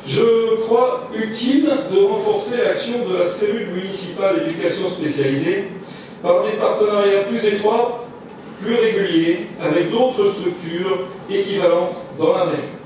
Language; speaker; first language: French; native; French